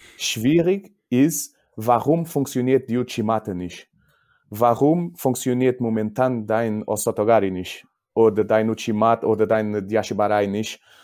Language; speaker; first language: German; non-native, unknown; Portuguese